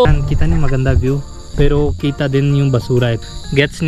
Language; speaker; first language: Filipino; non-native, learner; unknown